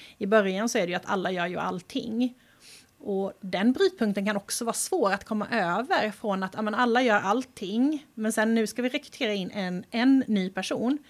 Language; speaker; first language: Swedish; native; Swedish